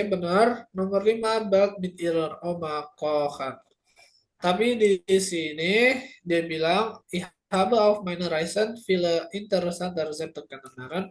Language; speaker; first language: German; non-native, fluent; Indonesian